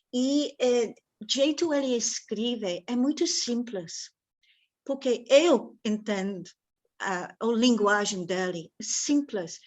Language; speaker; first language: Portuguese; non-native, fluent; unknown